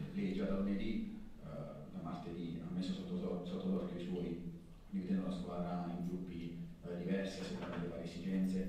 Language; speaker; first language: Italian; native; Italian